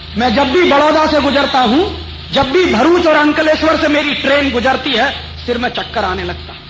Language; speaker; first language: Hindi; native; Hindi